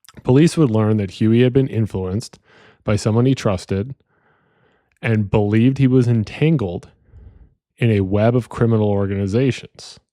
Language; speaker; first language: English; native; English